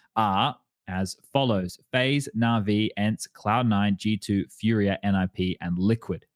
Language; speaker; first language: English; native; English